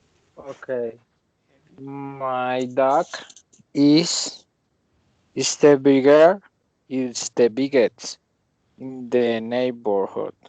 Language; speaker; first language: English; non-native, learner; Spanish